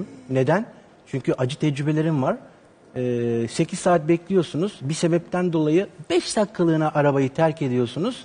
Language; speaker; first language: Turkish; native; Turkish